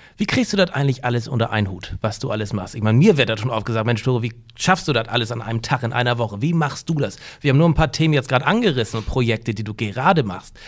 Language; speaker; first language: German; native; German